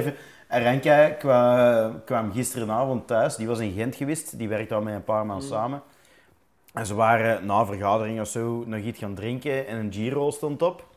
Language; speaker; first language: Dutch; native; Dutch